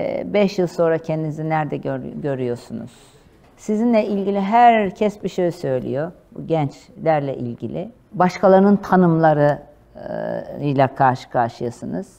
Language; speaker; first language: Turkish; native; Turkish